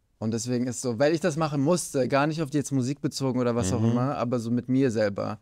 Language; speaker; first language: German; early bilingual, other home language; Kurdish